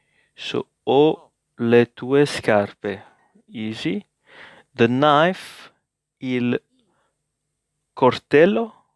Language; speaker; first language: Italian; non-native, learner; English